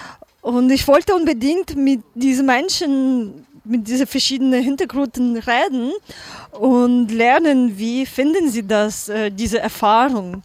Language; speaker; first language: German; non-native, learner; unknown